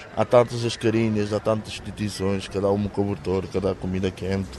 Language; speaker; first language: Portuguese; non-native, fluent; Romanian